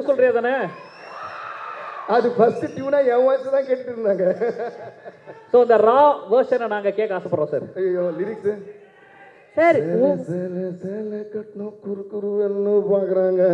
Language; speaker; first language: Tamil; non-native, local second language; Telugu